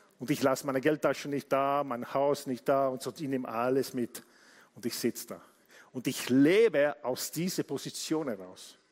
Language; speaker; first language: German; non-native, fluent; Italian